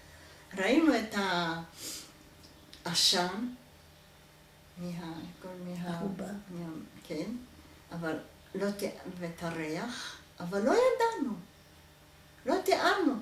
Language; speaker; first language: Hebrew; non-native, fluent; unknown